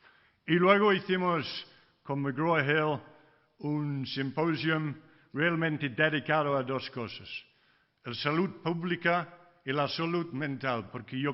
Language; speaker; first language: Spanish; non-native, fluent; English